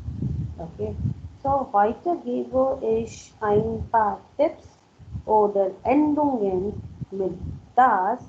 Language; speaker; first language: German; non-native, learner; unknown